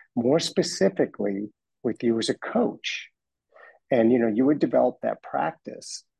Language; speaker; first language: English; native; English